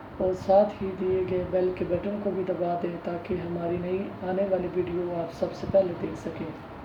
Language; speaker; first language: Urdu; native; Urdu